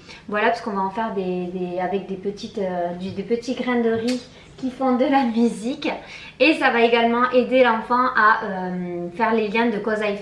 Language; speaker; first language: French; native; French